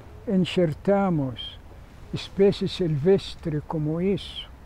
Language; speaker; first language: Portuguese; non-native, fluent; Arabic